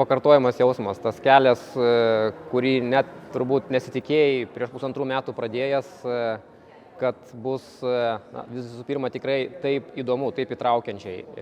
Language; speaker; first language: Lithuanian; native; Lithuanian